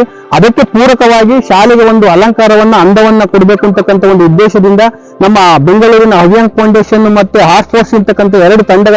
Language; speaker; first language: Kannada; native; Kannada